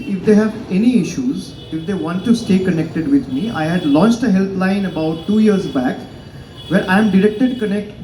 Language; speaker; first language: English; non-native, local second language; Bangla